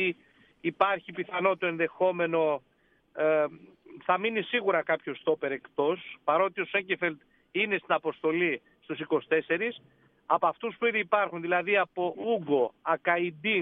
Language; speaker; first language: Greek; native; Greek